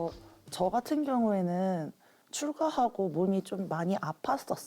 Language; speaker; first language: Korean; native; Korean